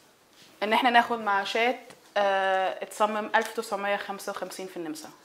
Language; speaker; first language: German; non-native, learner; Arabic